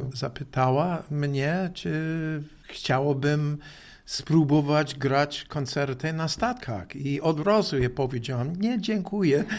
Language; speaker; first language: Polish; non-native, learner; English